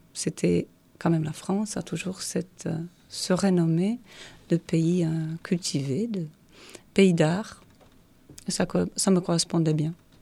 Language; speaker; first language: French; non-native, fluent; Czech